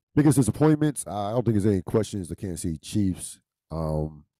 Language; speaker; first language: English; native; English